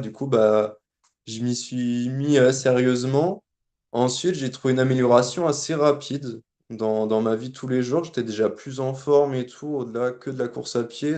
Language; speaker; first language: French; native; French